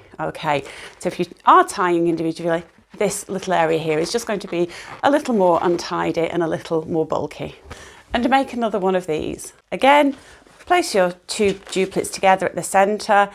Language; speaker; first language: English; native; English